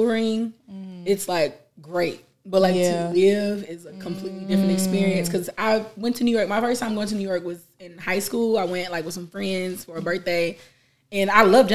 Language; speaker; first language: English; native; English